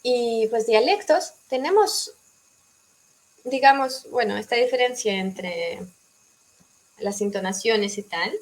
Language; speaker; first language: Spanish; non-native, fluent; Russian